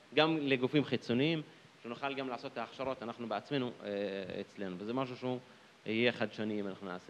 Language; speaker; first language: Hebrew; non-native, local second language; Arabic